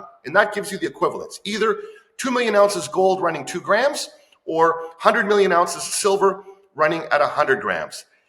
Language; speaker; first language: English; native; English